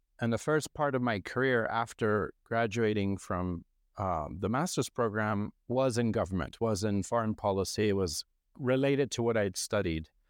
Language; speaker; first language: English; non-native, fluent; French